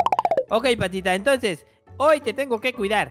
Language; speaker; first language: Spanish; native; Spanish